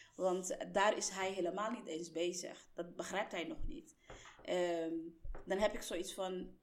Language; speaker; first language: Dutch; non-native, fluent; Somali